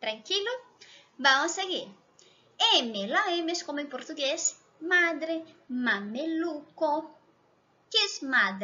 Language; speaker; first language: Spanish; non-native, fluent; Portuguese